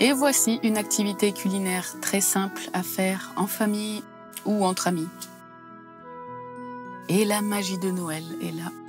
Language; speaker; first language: French; native; French